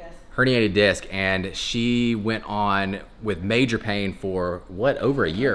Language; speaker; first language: English; native; English